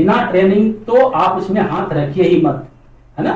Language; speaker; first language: Hindi; native; Hindi